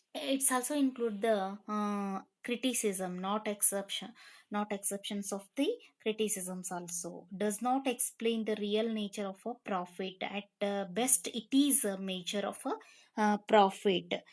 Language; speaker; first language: English; non-native, local second language; Kannada